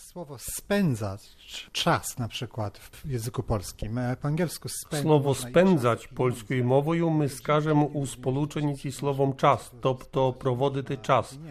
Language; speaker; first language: Polish; non-native, learner; Ukrainian